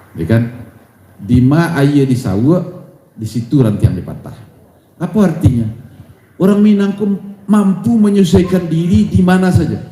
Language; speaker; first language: Indonesian; non-native, local second language; Minangkabau